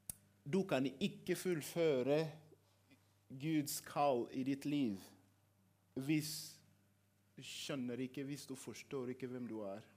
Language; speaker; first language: Norwegian; non-native, fluent; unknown